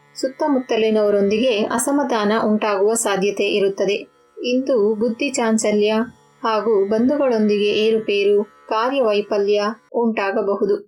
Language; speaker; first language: Kannada; native; Kannada